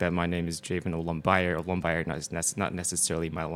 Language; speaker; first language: English; non-native, fluent; Mongolian